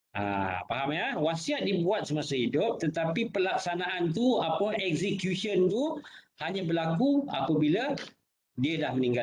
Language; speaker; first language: Malay; native; Malay